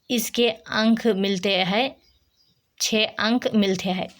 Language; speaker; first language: Hindi; non-native, local second language; Telugu